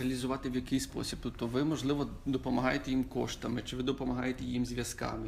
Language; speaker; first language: Ukrainian; native; Ukrainian